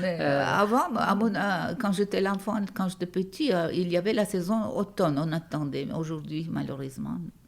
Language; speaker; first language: French; non-native, fluent; Turkish